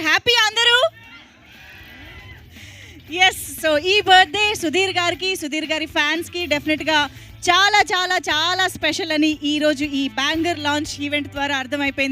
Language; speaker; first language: Telugu; native; Telugu